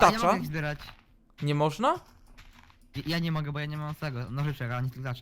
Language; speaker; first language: Polish; native; Polish